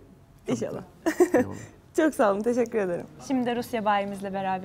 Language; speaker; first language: Turkish; native; Turkish